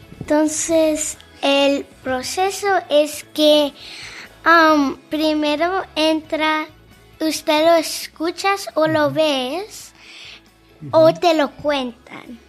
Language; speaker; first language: Spanish; early bilingual, heritage; Spanish